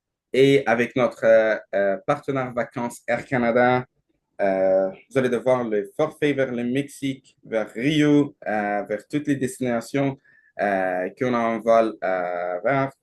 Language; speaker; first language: French; non-native, learner; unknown